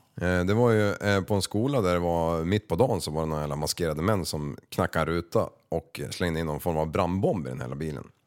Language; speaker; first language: Swedish; native; Swedish